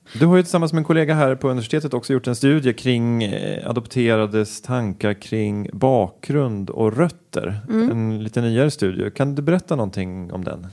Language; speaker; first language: Swedish; native; Swedish